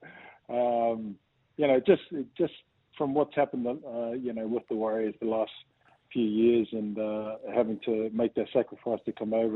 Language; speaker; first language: English; native; English